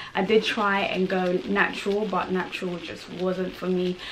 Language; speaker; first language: English; non-native, local second language; Kinyarwanda